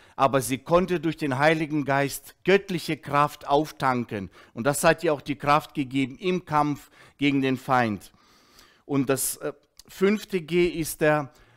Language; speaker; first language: German; early bilingual, heritage; Russian